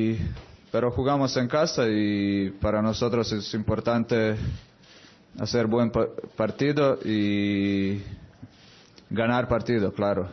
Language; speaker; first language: Spanish; non-native, fluent; Croatian